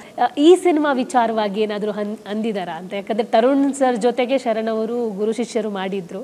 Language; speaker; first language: Kannada; native; Kannada